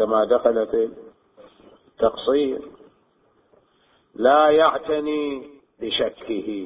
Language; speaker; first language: Arabic; native; Arabic